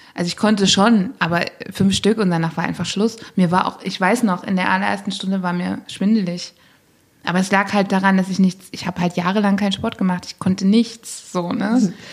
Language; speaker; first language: German; native; German